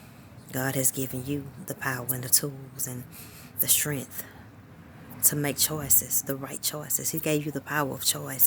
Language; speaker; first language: English; native; English